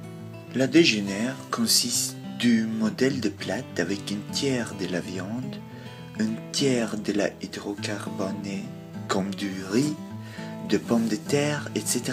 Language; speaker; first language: French; non-native, learner; Swedish